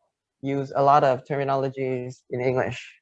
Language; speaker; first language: English; non-native, fluent; Vietnamese